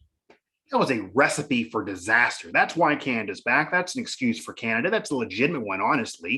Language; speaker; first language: English; native; English